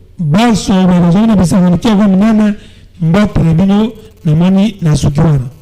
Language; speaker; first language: Lingala; native; Lingala